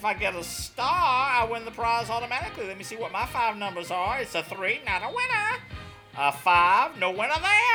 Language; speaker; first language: English; native; English